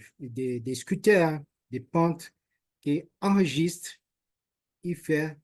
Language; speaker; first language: French; non-native, learner; Portuguese